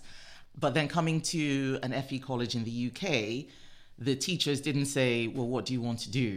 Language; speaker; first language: English; non-native, local second language; Yoruba